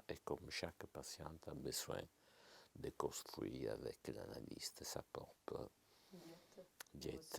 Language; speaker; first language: French; non-native, fluent; Italian